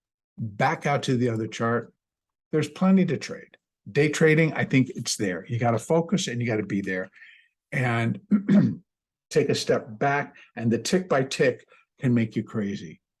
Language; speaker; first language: English; native; English